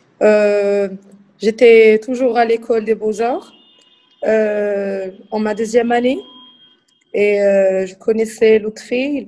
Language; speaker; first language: French; non-native, local second language; Arabic